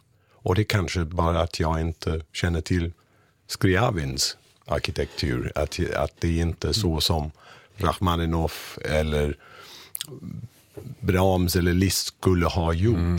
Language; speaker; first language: Swedish; non-native, fluent; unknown